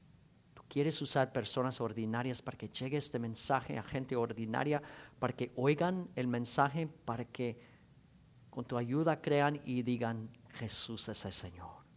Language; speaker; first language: Spanish; non-native, fluent; English